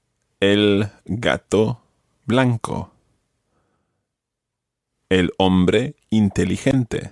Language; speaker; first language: Spanish; non-native, fluent; English